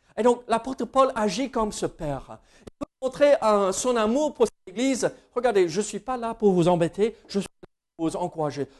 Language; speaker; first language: French; non-native, fluent; English